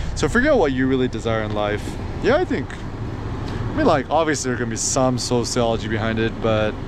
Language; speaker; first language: English; early bilingual, other home language; Korean